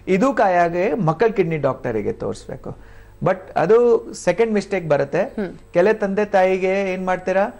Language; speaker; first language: Kannada; non-native, learner; Hindi